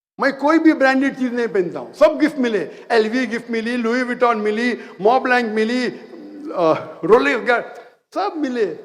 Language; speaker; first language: Hindi; non-native, local second language; Konkani